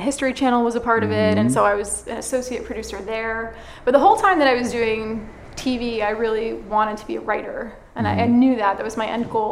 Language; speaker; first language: English; native; English